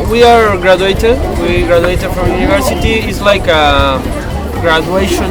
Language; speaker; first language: English; non-native, learner; Spanish